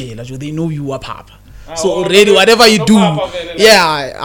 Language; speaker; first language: English; non-native, local second language; Xhosa